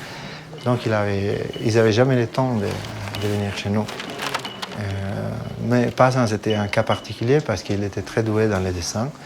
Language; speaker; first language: French; non-native, fluent; Italian